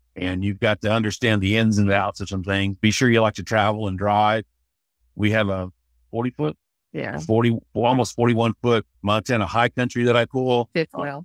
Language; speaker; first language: English; native; English